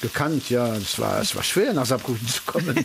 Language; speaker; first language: German; early bilingual, heritage; French